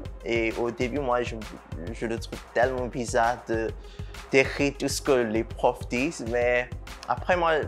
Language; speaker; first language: French; non-native, fluent; Burmese